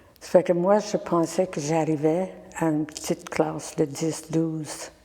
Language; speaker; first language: French; non-native, local second language; English